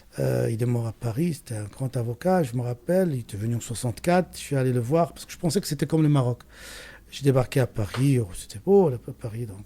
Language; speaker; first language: French; non-native, local second language; Arabic